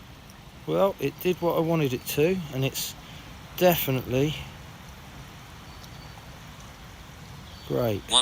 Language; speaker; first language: English; native; English